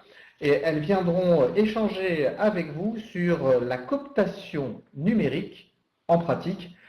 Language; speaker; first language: French; native; French